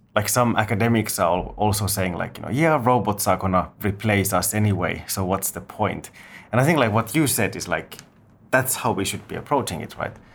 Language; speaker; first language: English; non-native, fluent; Finnish